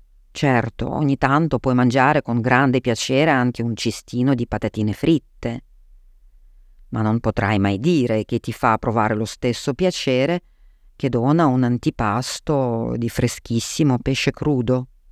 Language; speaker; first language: Italian; non-native, fluent; Russian